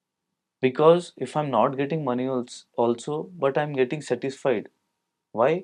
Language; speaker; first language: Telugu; non-native, local second language; Hindi